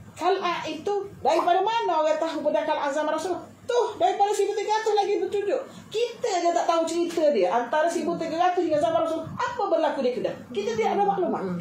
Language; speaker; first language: Malay; native; Malay